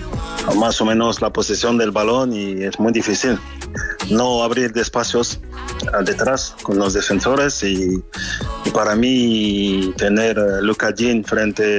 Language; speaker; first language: Spanish; non-native, fluent; French